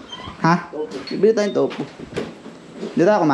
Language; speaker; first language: Filipino; native; Filipino